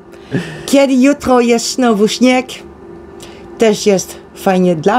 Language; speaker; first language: Polish; non-native, learner; Dutch